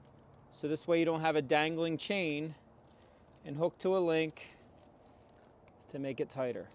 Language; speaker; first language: English; native; English